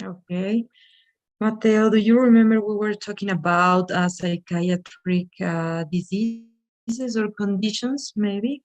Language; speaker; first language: English; non-native, fluent; Spanish